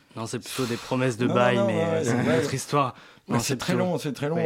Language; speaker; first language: French; native; French